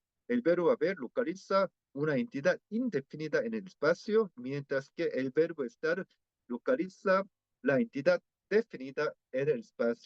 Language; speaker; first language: Spanish; non-native, fluent; Korean